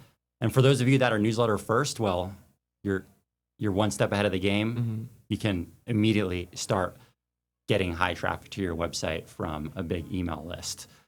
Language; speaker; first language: English; native; English